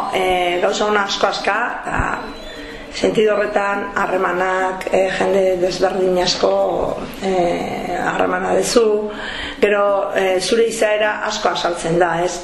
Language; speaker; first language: Basque; native; Basque